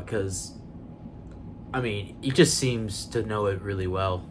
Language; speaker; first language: English; native; English